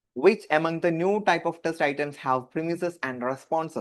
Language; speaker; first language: English; non-native, local second language; Malayalam